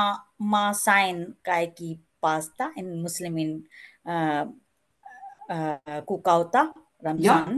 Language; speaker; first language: Finnish; non-native, learner; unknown